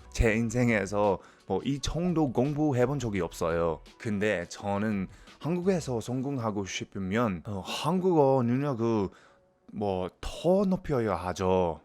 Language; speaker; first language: Korean; non-native, fluent; English